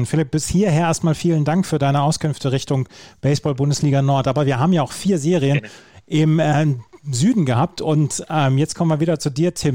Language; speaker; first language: German; native; German